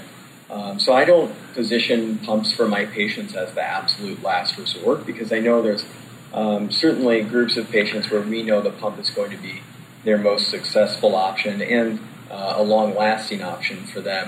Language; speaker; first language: English; native; English